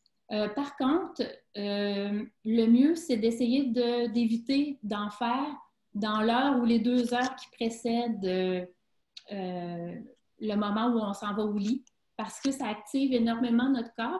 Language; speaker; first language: French; native; French